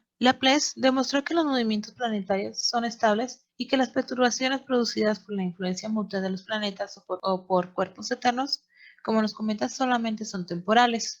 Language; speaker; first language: Spanish; native; Spanish